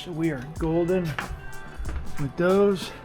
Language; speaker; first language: English; native; English